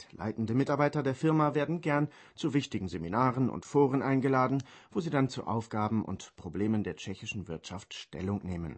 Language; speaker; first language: German; native; German